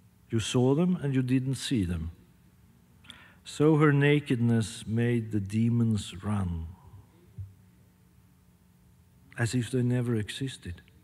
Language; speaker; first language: English; non-native, fluent; Swedish